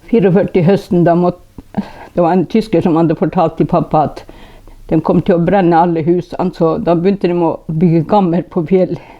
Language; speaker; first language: Norwegian; non-native, local second language; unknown